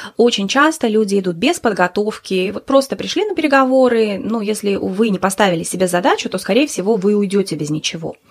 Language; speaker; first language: Russian; native; Russian